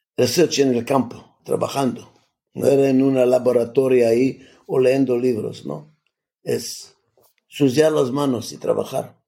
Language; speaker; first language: Spanish; non-native, fluent; Macedonian